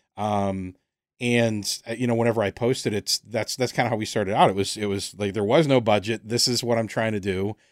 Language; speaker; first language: English; native; English